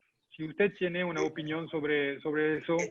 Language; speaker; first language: Spanish; non-native, fluent; French